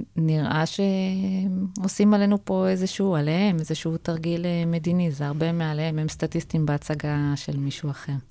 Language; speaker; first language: Hebrew; native; Hebrew